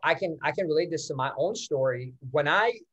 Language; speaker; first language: English; non-native, fluent; Persian